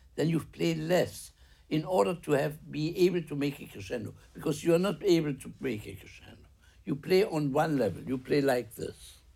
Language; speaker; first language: English; non-native, fluent; German